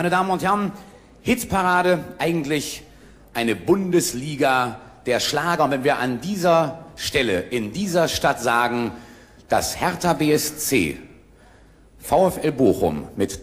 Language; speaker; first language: German; native; German